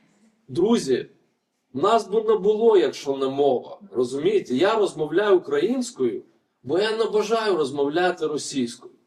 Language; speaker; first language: Ukrainian; non-native, fluent; Lithuanian